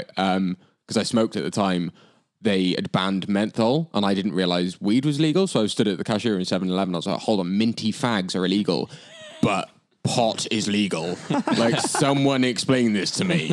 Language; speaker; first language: English; native; English